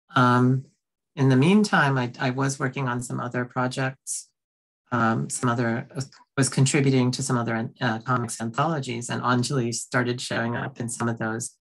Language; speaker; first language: English; early bilingual, other home language; Bangla